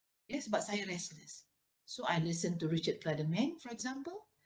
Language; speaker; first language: English; non-native, local second language; Malay